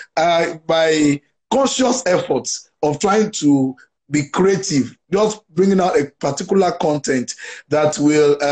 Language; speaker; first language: English; non-native, local second language; Yoruba